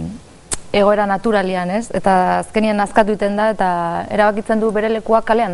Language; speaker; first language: Basque; native; Basque